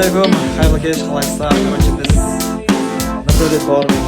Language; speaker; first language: Kazakh; native; Kazakh